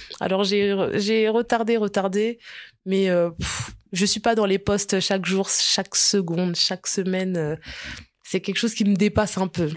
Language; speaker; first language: French; early bilingual, other home language; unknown